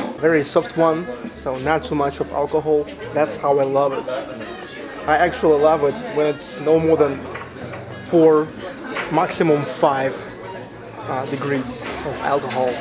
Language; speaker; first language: English; non-native, fluent; Russian